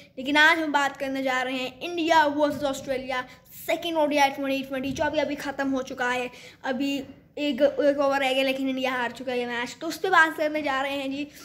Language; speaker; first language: Urdu; native; Urdu